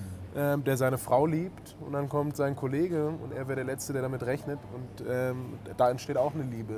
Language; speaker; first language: German; native; German